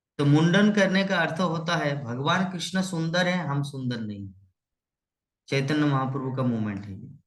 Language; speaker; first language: Hindi; non-native, local second language; Bangla